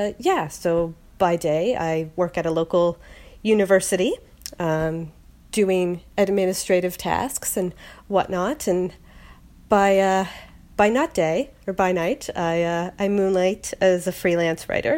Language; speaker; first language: English; native; English